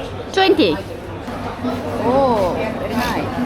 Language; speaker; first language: English; non-native, learner; Korean